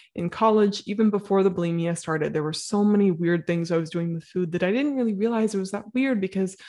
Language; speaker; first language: English; native; English